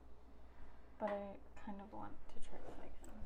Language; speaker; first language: English; native; English